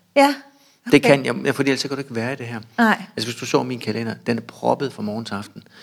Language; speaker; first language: Danish; native; Danish